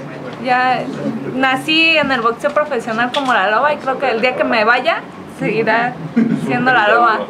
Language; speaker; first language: Spanish; native; Spanish